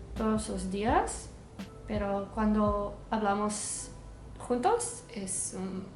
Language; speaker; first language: Spanish; non-native, learner; English